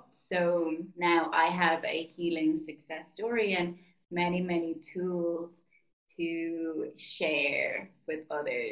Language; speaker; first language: English; native; English